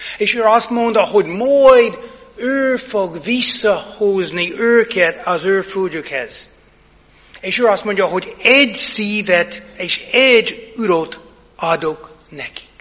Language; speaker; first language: Hungarian; non-native, fluent; English